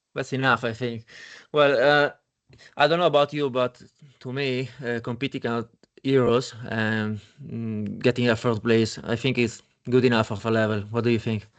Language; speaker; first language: English; non-native, fluent; Italian